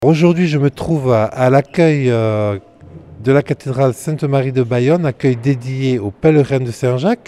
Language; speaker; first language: French; native; French